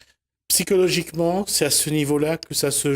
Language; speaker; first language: French; native; French